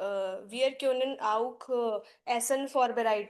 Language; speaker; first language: German; non-native, learner; Hindi